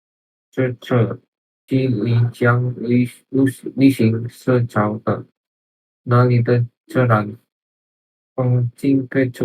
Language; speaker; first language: Chinese; non-native, learner; Indonesian